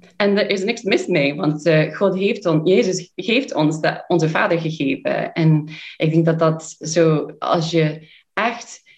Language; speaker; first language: Dutch; non-native, fluent; English